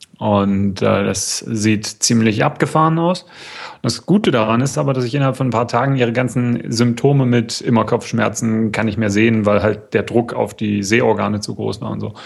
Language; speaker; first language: German; native; German